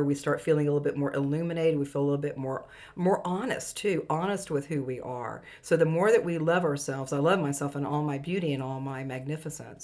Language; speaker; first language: English; native; English